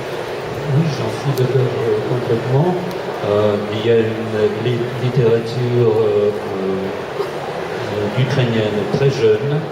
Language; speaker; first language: French; non-native, fluent; Russian